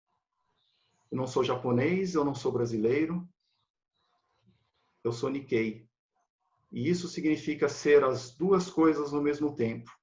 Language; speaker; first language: Portuguese; native; Portuguese